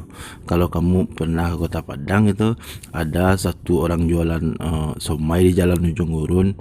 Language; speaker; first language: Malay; non-native, local second language; Minangkabau